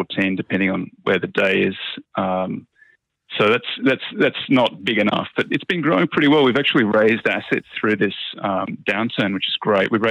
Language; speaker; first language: English; native; English